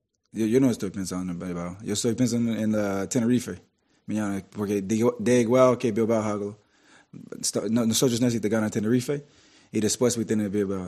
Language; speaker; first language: Spanish; non-native, learner; English